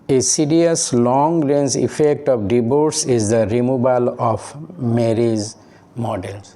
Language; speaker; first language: English; non-native, local second language; Bangla